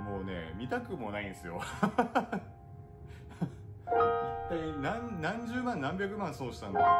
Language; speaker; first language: Japanese; native; Japanese